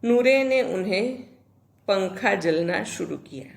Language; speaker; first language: Hindi; non-native, local second language; Gujarati